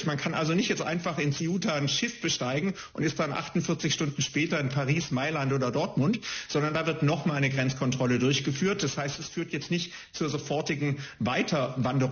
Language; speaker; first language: German; native; German